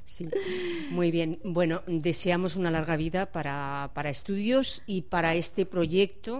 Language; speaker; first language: Spanish; native; Spanish